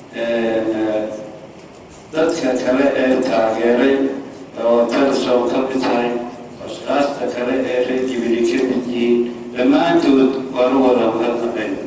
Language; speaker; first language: Somali; native; Somali